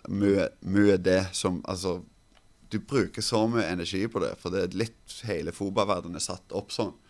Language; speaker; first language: Norwegian; non-native, fluent; Finnish